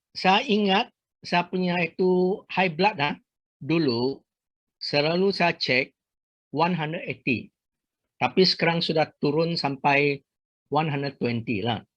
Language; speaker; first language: Malay; non-native, local second language; Chinese